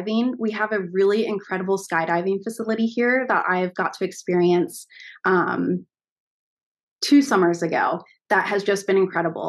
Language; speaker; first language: English; native; English